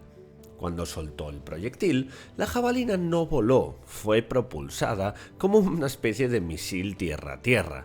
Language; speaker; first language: Spanish; native; Spanish